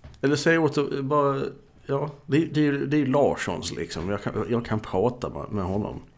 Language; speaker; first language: Swedish; native; Swedish